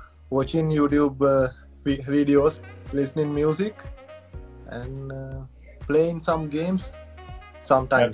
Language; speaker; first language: English; non-native, local second language; Sinhala